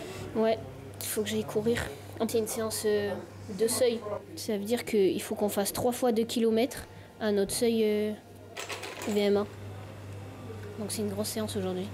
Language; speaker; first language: French; native; French